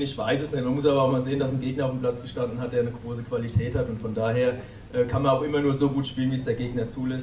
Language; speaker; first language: German; native; German